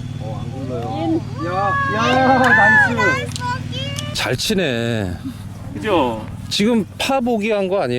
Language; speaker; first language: Korean; native; Korean